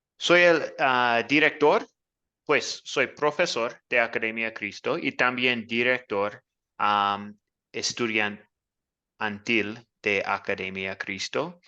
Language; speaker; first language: Spanish; non-native, learner; English